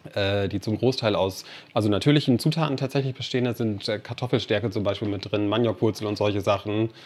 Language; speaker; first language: German; non-native, fluent; English